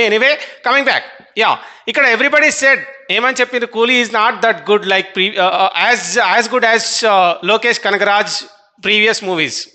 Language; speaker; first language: English; non-native, local second language; Telugu